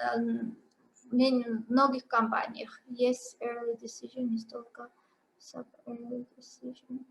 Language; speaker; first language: Russian; non-native, fluent; Georgian